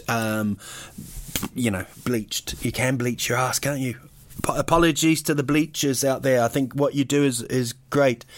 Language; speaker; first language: English; native; English